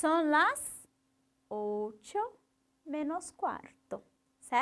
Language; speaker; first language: Spanish; non-native, fluent; Portuguese